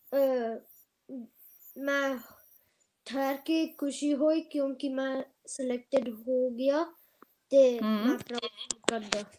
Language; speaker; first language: Punjabi; early bilingual, heritage; Punjabi